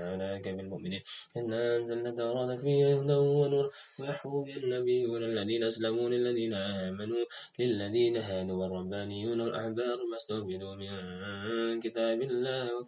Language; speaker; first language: Arabic; non-native, learner; Indonesian